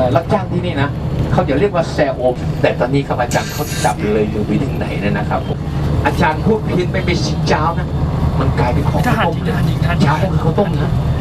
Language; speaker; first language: Thai; native; Thai